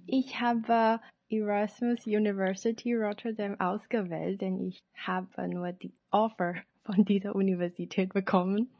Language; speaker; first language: German; non-native, learner; Chinese